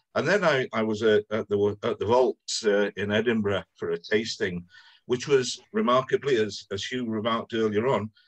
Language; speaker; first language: English; native; English